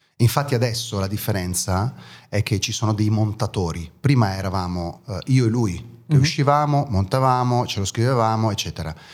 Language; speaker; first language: Italian; early bilingual, other home language; German